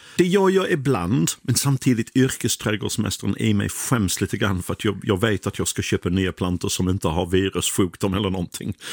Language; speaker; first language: Swedish; non-native, fluent; English